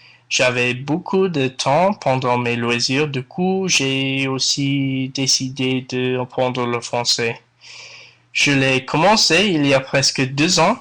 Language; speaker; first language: French; non-native, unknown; English